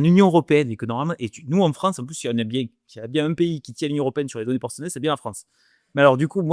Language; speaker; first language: French; native; French